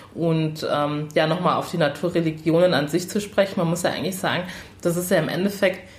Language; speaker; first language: German; native; German